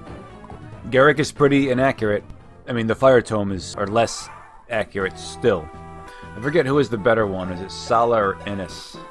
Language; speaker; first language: English; native; English